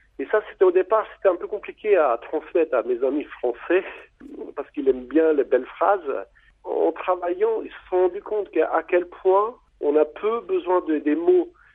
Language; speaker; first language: French; non-native, fluent; Albanian